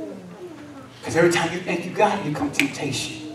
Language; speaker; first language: English; native; English